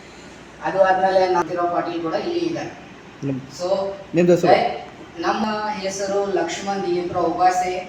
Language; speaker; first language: Kannada; non-native, local second language; Marathi